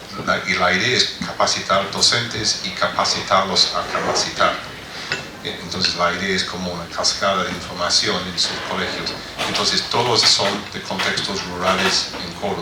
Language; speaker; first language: Spanish; non-native, fluent; English